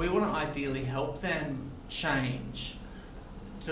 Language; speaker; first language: English; native; English